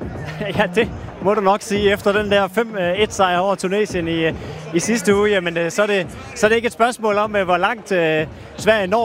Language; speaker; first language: Danish; native; Danish